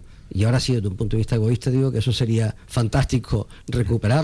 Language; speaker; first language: Spanish; native; Spanish